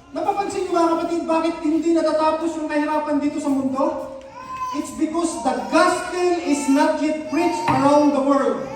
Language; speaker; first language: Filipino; non-native, local second language; Cebuano